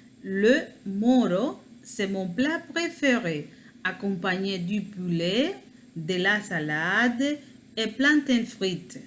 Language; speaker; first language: French; non-native, learner; Spanish